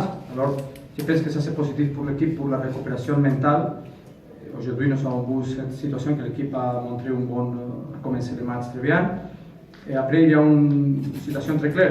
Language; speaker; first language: French; non-native, fluent; Spanish